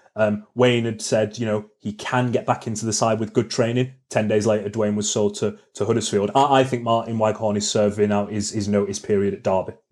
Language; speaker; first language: English; native; English